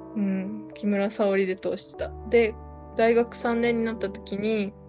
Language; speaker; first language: Japanese; early bilingual, other home language; Spanish